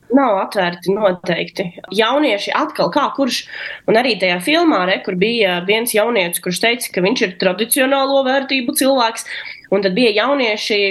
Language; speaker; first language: Latvian; non-native, local second language; Russian